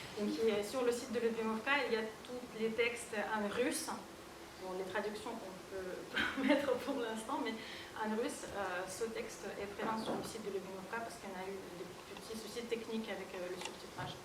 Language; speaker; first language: French; non-native, fluent; Russian